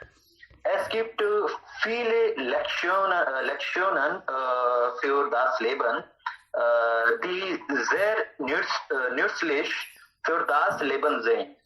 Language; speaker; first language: German; non-native, learner; Hindi